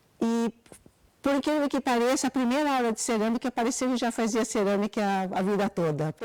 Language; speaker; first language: Portuguese; early bilingual, other home language; Cantonese